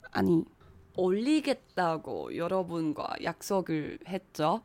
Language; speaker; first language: Korean; non-native, fluent; Chinese